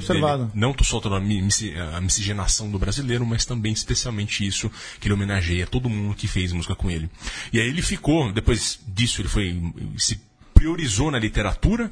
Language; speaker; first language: Portuguese; native; Portuguese